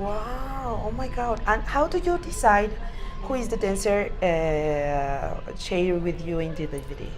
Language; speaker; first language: English; non-native, learner; Spanish